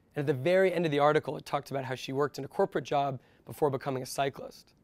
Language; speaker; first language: English; native; English